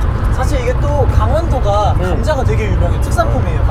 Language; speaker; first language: Korean; native; Korean